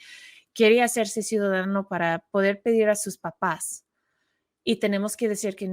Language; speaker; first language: Spanish; non-native, learner; English